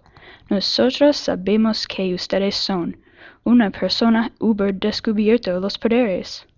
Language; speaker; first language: Spanish; non-native, learner; English